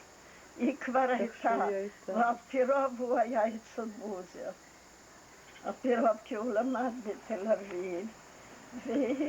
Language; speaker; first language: Hebrew; non-native, fluent; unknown